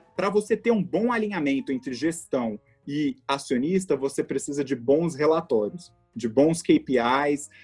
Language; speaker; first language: Portuguese; native; Portuguese